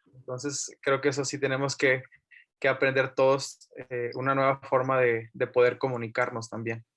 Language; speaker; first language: Spanish; native; Spanish